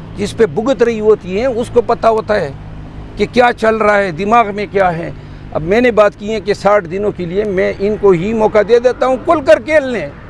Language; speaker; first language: Urdu; non-native, local second language; Pashto